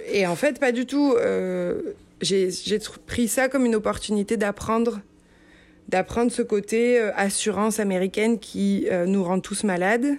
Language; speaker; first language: French; native; French